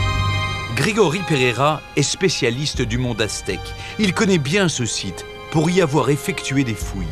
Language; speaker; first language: French; native; French